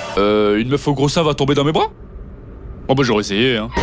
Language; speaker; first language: French; native; French